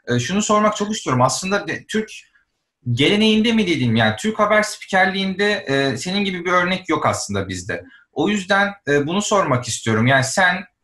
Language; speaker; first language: Turkish; native; Turkish